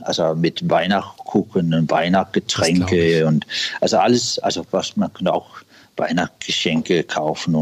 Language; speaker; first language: German; non-native, learner; Danish